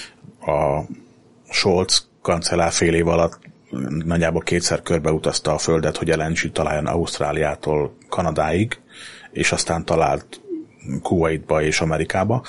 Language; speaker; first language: Hungarian; native; Hungarian